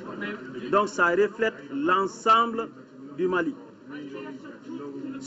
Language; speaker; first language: French; non-native, local second language; Bambara